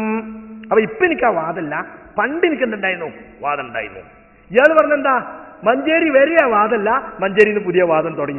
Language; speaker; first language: Malayalam; native; Malayalam